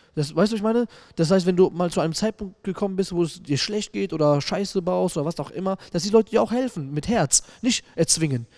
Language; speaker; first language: German; native; German